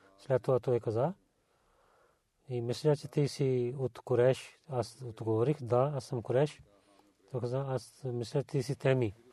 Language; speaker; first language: Bulgarian; non-native, learner; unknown